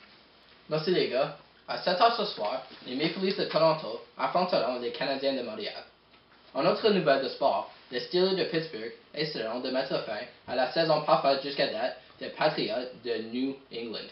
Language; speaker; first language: French; non-native, local second language; English